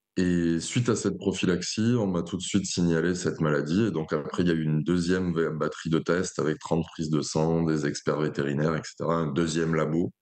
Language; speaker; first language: French; native; French